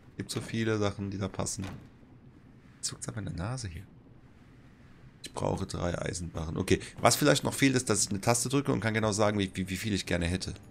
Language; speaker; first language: German; native; German